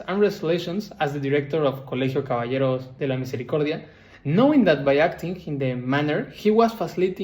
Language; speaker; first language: English; non-native, learner; Spanish